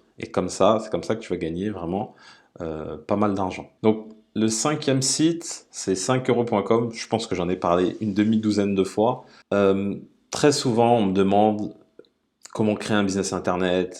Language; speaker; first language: French; native; French